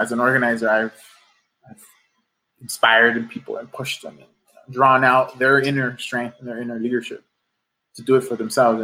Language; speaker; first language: English; native; English